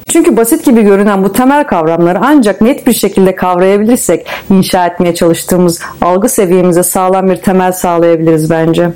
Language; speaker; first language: Turkish; native; Turkish